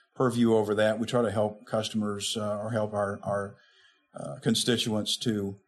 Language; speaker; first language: English; native; English